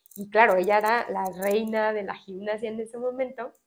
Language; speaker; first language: Spanish; native; Spanish